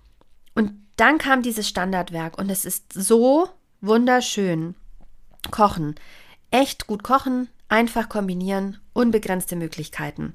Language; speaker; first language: German; native; German